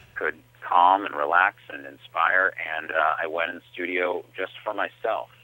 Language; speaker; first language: English; native; English